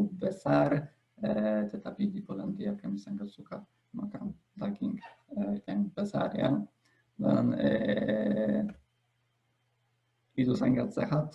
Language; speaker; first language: Indonesian; non-native, fluent; Polish